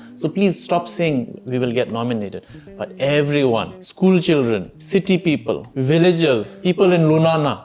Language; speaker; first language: English; non-native, fluent; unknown